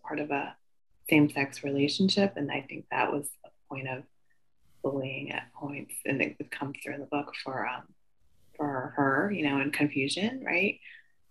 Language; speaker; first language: English; native; English